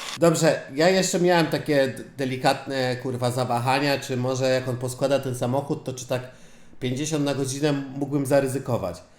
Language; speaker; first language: Polish; native; Polish